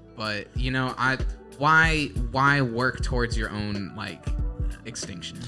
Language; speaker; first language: English; native; English